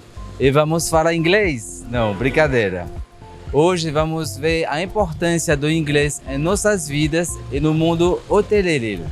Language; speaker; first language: Portuguese; non-native, fluent; French